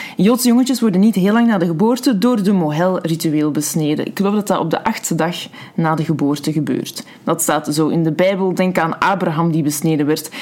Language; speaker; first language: Dutch; native; Dutch